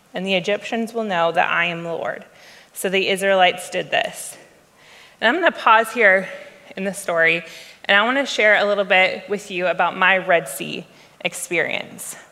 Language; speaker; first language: English; native; English